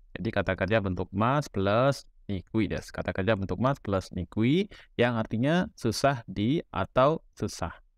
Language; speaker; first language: Indonesian; native; Indonesian